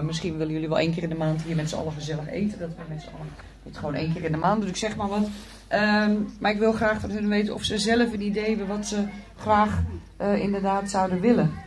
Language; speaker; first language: Dutch; native; Dutch